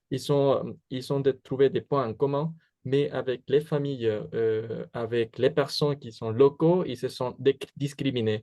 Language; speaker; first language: French; non-native, fluent; Spanish